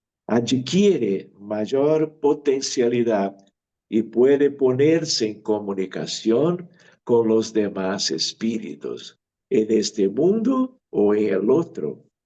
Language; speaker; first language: Spanish; non-native, fluent; Portuguese